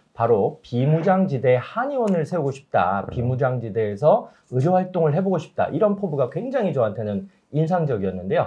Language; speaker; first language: Korean; native; Korean